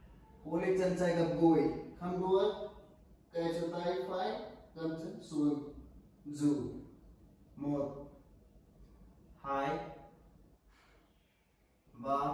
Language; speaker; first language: Vietnamese; non-native, learner; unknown